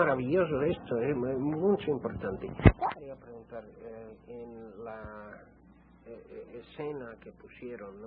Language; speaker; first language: Spanish; non-native, fluent; English